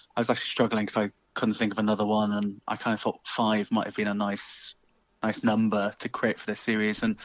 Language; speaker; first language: English; native; English